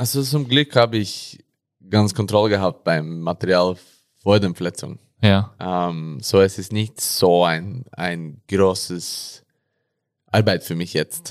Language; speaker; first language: German; non-native, learner; Norwegian